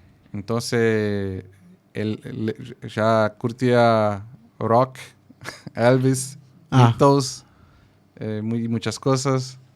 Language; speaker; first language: Spanish; non-native, fluent; Portuguese